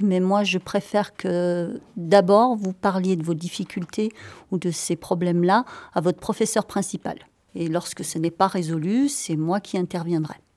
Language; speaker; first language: French; native; French